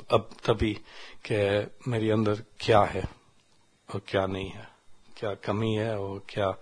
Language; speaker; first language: Hindi; non-native, learner; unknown